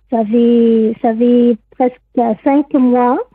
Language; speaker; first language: French; non-native, learner; Arabic